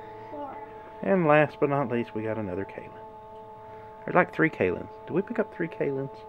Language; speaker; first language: English; native; English